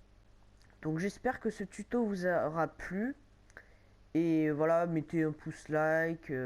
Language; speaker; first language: French; native; French